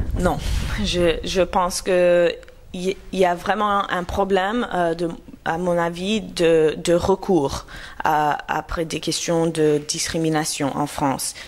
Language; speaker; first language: French; non-native, fluent; English